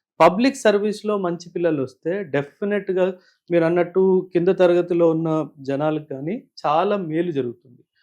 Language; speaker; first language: Telugu; non-native, local second language; Punjabi